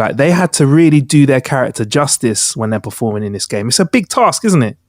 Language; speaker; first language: English; native; English